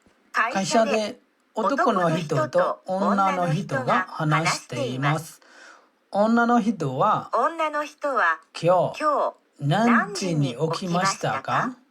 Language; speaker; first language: Japanese; non-native, fluent; Burmese